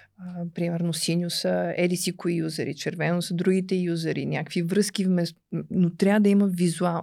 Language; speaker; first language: Bulgarian; native; Bulgarian